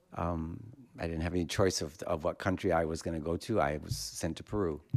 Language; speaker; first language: English; native; English